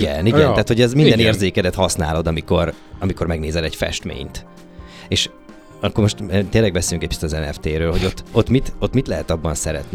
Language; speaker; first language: Hungarian; native; Hungarian